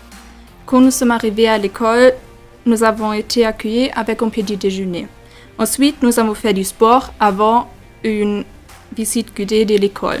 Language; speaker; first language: French; non-native, learner; German